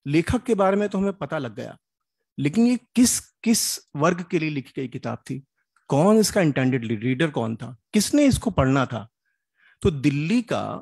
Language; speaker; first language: Hindi; native; Hindi